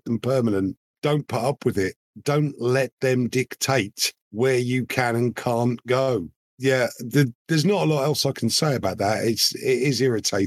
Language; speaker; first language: English; native; English